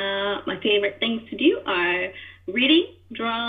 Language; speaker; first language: English; native; English